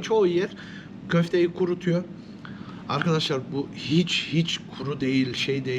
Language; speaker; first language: Turkish; early bilingual, heritage; Turkish